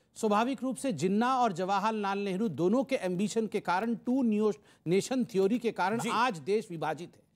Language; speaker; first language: Hindi; non-native, local second language; Odia